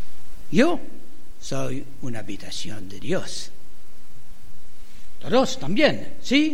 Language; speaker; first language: Spanish; non-native, fluent; French